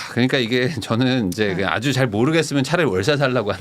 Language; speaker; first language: Korean; native; Korean